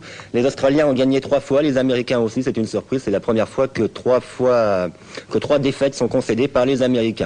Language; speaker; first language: French; native; French